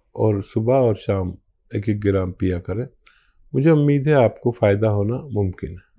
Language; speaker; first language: Hindi; native; Hindi